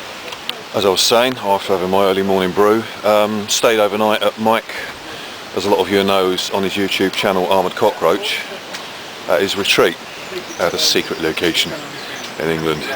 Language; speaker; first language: English; native; English